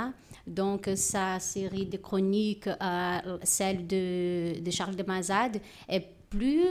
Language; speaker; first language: French; non-native, fluent; Portuguese